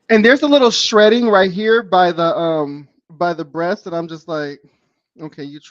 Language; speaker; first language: English; native; English